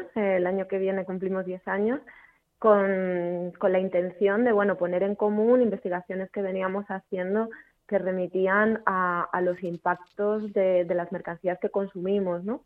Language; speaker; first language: Spanish; native; Spanish